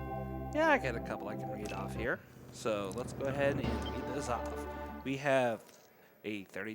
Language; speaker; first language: English; native; English